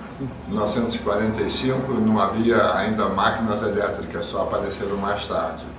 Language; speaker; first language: Portuguese; early bilingual, other home language; Yiddish